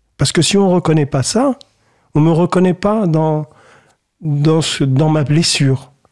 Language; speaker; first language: French; early bilingual, other home language; Kabyle